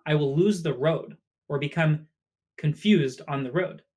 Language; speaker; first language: English; native; English